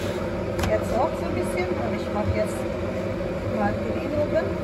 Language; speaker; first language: German; non-native, learner; Urdu